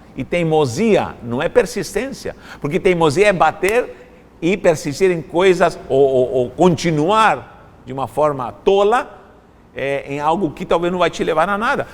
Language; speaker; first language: Portuguese; non-native, fluent; Spanish